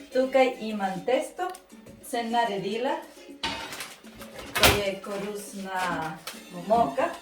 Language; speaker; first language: Slovenian; non-native, learner; Spanish